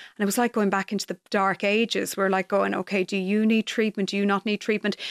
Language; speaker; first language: English; native; English